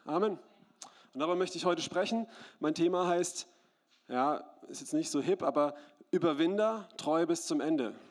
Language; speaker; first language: German; native; German